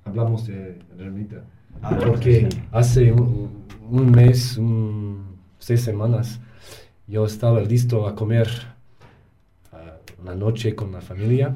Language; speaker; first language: Spanish; non-native, learner; English